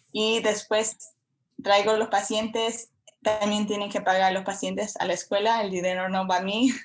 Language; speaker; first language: Spanish; early bilingual, heritage; Spanish